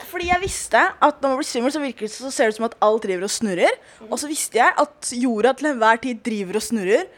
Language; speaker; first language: Norwegian; early bilingual, other home language; Somali